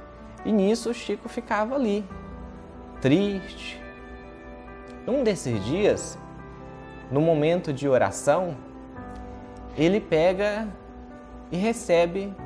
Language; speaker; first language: Portuguese; native; Portuguese